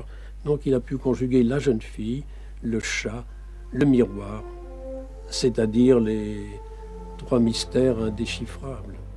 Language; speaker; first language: French; native; French